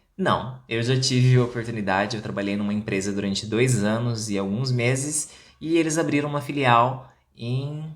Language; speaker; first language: Portuguese; native; Portuguese